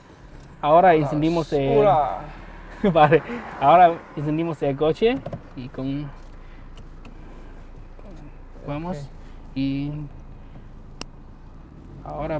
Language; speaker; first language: Spanish; non-native, learner; Chinese